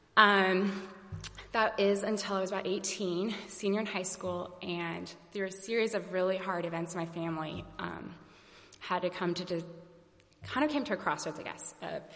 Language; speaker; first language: English; native; English